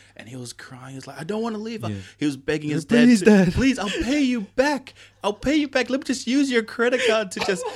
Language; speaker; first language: English; non-native, fluent; Tongan